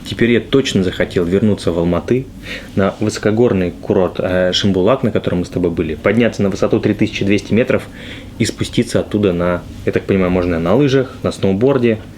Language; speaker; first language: Russian; native; Russian